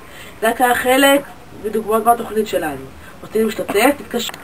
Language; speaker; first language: Hebrew; native; Hebrew